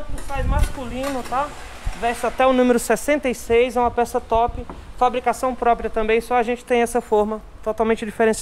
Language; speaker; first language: Portuguese; native; Portuguese